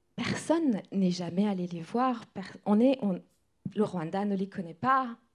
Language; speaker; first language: French; non-native, local second language; Kinyarwanda